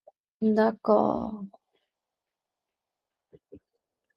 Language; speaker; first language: French; non-native, fluent; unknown